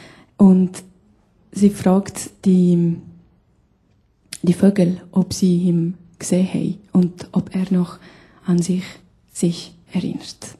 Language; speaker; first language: German; non-native, fluent; Albanian